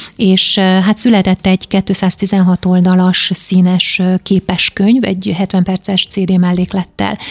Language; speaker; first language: Hungarian; native; Hungarian